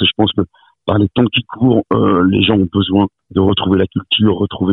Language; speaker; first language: French; native; French